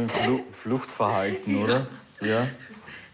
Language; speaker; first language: German; native; German